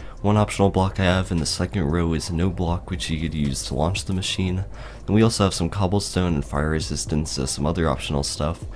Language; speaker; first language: English; native; English